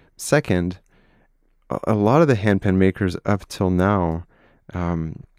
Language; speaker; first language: English; non-native, fluent; French